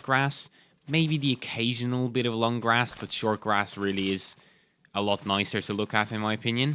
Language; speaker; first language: English; native; English